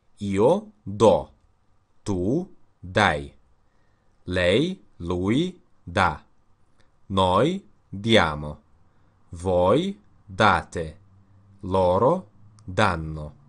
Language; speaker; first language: Italian; non-native, learner; Russian